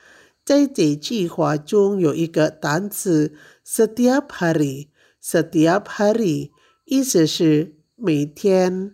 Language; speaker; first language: Chinese; non-native, fluent; Indonesian